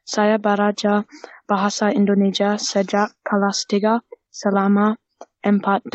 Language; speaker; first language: Indonesian; non-native, learner; English